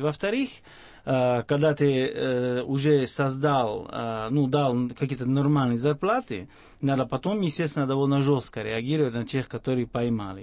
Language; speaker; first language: Russian; non-native, fluent; Italian